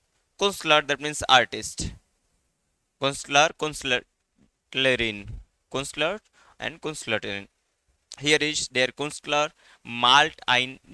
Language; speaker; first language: German; non-native, learner; Hindi